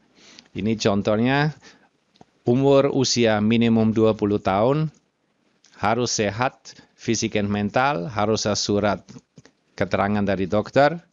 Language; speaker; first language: Indonesian; non-native, fluent; German